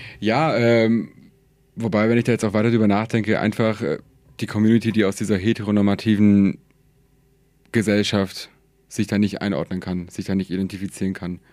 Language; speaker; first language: German; early bilingual, other home language; Persian